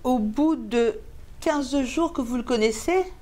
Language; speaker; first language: French; native; French